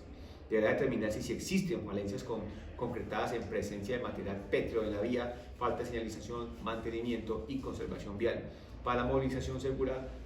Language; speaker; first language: Spanish; native; Spanish